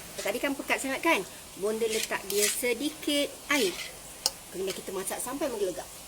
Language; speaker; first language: Malay; native; Malay